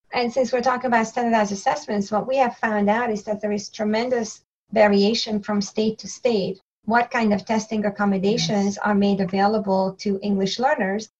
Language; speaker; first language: English; non-native, fluent; Hungarian